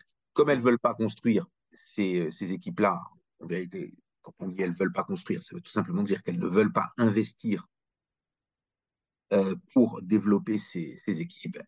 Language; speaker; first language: French; native; French